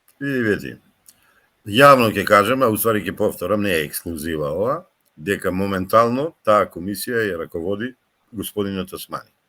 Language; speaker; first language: Macedonian; native; Macedonian